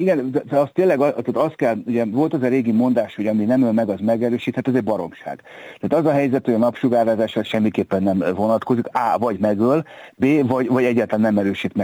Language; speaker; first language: Hungarian; native; Hungarian